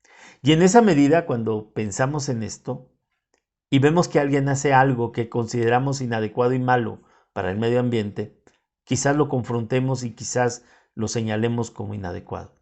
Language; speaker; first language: Spanish; native; Spanish